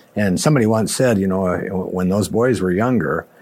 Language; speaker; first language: English; native; English